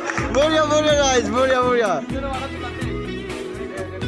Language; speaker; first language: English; non-native, learner; Assamese